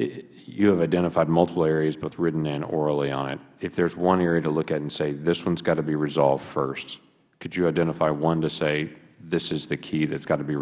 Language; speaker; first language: English; native; English